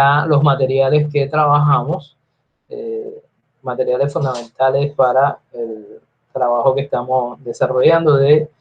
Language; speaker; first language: Spanish; native; Spanish